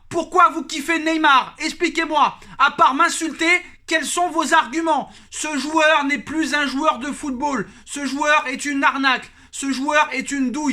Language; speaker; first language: French; native; French